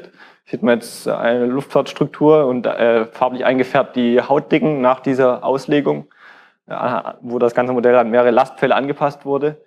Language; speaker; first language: German; native; German